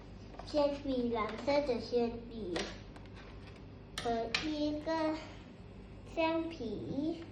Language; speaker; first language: Chinese; non-native, learner; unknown